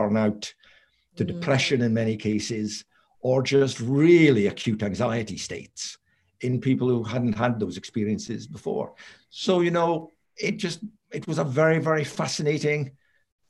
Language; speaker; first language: English; native; English